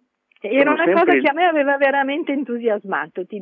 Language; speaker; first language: Italian; native; Italian